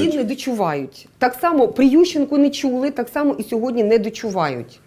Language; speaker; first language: Ukrainian; native; Ukrainian